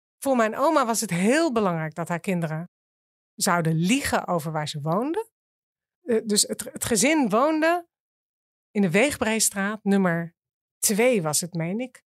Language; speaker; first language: Dutch; native; Dutch